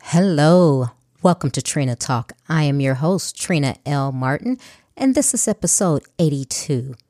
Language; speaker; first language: English; native; English